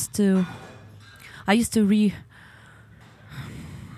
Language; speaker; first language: English; non-native, fluent; Ukrainian